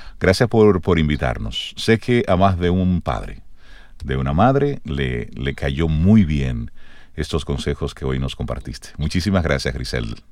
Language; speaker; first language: Spanish; native; Spanish